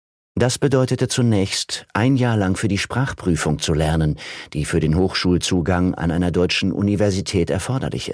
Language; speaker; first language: German; native; German